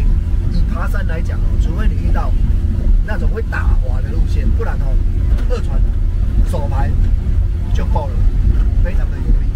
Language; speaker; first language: Chinese; native; Chinese